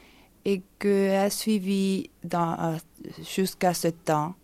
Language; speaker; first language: French; non-native, fluent; Spanish